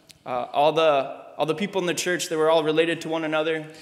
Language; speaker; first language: English; early bilingual, other home language; Russian